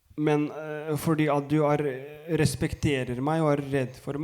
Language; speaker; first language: Norwegian; non-native, fluent; Lithuanian